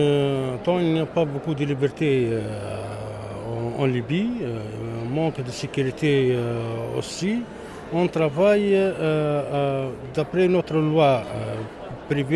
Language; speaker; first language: French; non-native, learner; Arabic